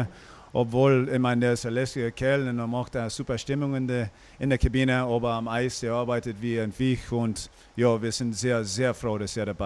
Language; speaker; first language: German; non-native, fluent; English